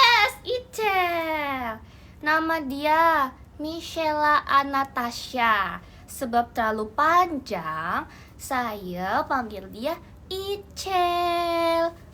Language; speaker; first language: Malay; non-native, learner; Indonesian